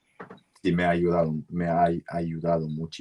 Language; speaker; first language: Spanish; non-native, learner; English